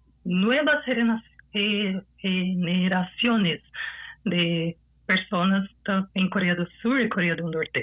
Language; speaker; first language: Spanish; non-native, fluent; Portuguese